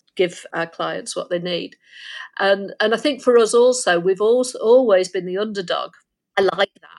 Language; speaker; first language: English; native; English